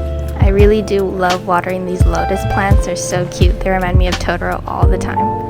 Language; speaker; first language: English; native; English